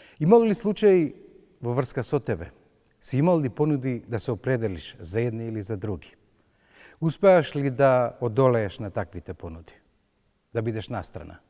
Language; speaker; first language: Macedonian; native; Macedonian